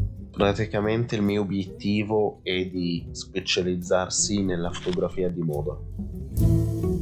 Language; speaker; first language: Italian; non-native, fluent; Arabic